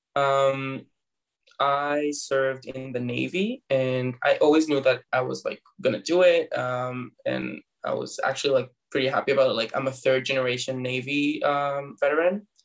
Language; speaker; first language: English; non-native, fluent; Hebrew